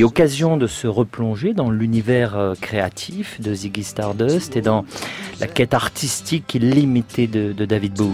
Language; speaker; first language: French; native; French